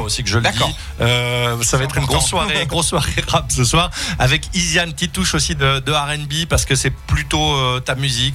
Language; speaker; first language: French; native; French